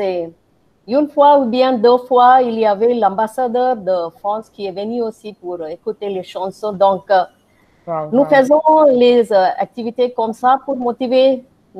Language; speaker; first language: French; non-native, fluent; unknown